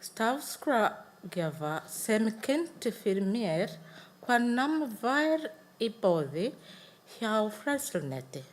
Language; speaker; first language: Icelandic; non-native, learner; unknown